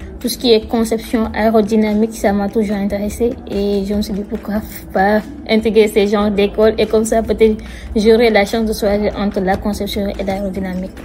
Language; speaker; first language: French; non-native, local second language; Wolof